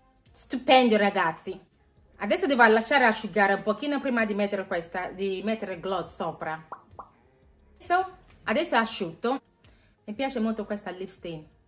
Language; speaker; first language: Italian; non-native, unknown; English